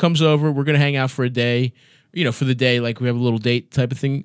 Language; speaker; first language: English; native; English